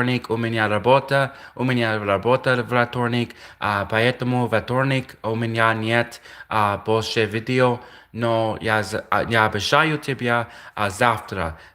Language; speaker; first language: Russian; non-native, learner; English